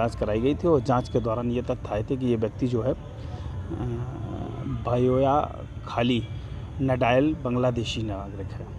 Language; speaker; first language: Hindi; native; Hindi